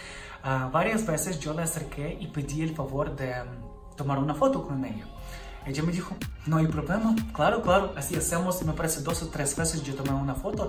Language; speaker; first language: Spanish; non-native, fluent; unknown